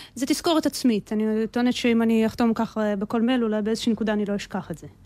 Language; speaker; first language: Hebrew; early bilingual, other home language; Russian